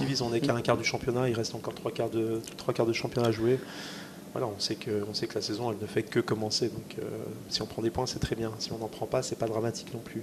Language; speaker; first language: French; native; French